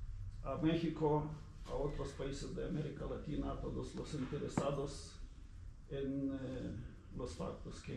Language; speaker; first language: Spanish; non-native, learner; Ukrainian